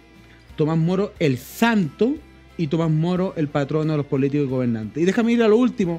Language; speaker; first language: Spanish; native; Spanish